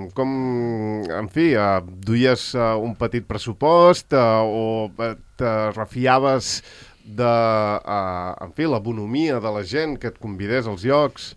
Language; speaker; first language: Catalan; native; Catalan